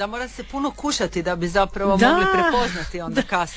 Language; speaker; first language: Serbian; native; Serbian